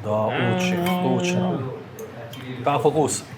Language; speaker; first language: Russian; non-native, learner; Hindi